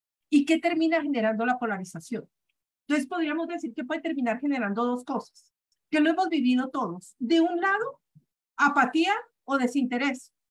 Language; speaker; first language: Spanish; native; Spanish